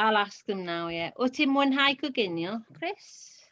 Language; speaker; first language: Welsh; non-native, learner; English